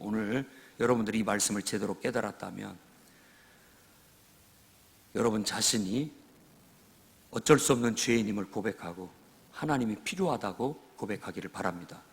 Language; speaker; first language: Korean; native; Korean